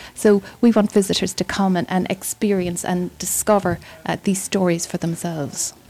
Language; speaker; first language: English; native; English